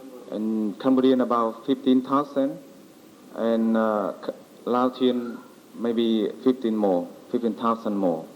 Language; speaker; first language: English; non-native, learner; Vietnamese